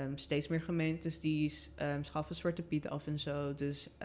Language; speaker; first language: Dutch; native; Dutch